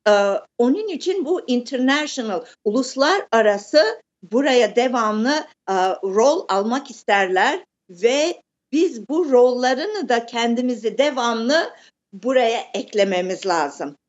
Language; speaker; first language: Turkish; early bilingual, heritage; Turkish